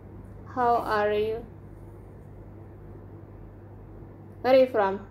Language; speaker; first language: English; non-native, learner; Indonesian